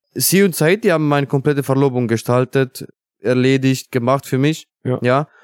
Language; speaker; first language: German; non-native, fluent; Italian